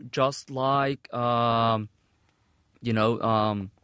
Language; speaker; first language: English; non-native, fluent; Spanish